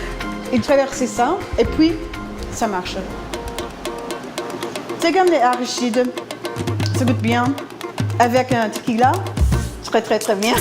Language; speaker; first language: French; non-native, fluent; English